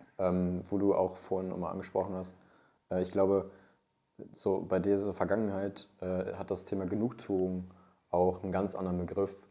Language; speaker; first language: German; native; German